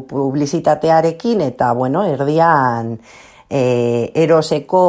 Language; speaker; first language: Basque; non-native, local second language; Spanish